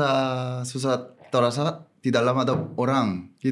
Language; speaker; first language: Indonesian; non-native, fluent; Korean